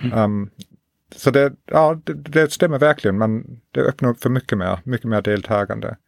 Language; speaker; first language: Swedish; non-native, fluent; English